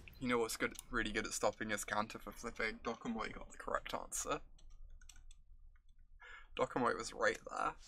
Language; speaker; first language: English; native; English